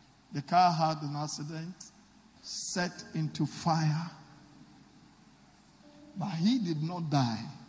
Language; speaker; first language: English; non-native, local second language; Akan